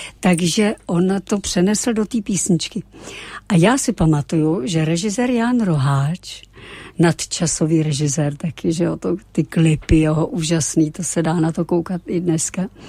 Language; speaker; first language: Czech; native; Czech